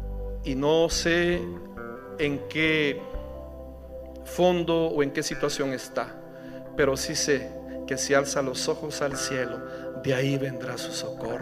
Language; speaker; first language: Spanish; native; Spanish